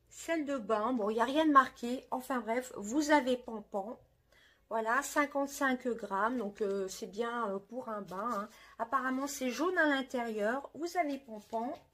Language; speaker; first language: French; native; French